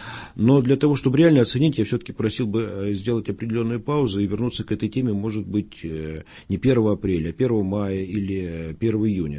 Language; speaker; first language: Russian; native; Russian